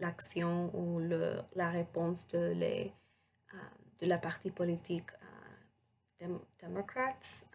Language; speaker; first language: French; non-native, learner; English